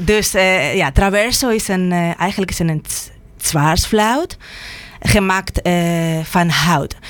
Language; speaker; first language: Dutch; non-native, fluent; Spanish